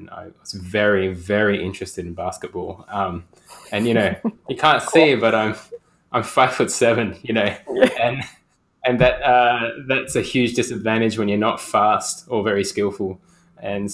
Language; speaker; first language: English; native; English